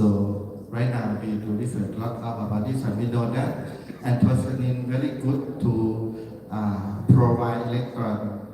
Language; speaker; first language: English; non-native, learner; Thai